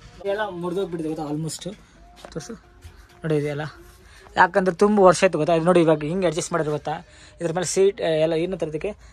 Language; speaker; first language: Kannada; non-native, local second language; Urdu